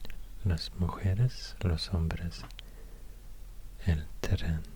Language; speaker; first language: Spanish; non-native, learner; Swedish